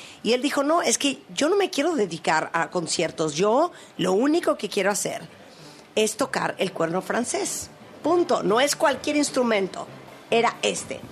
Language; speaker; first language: Spanish; native; Spanish